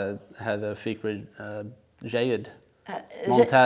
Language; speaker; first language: Arabic; non-native, learner; English